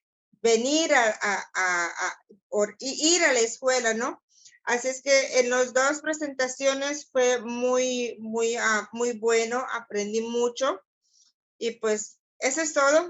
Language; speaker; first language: Spanish; non-native, local second language; English